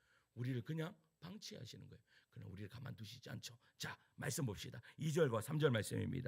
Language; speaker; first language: Korean; native; Korean